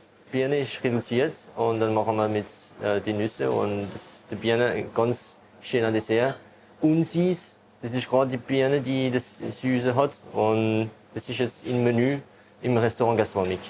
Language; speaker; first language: German; non-native, local second language; French